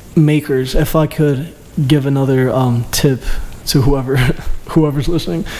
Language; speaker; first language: English; early bilingual, other home language; Albanian